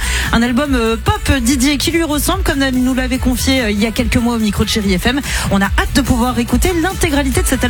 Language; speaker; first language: French; native; French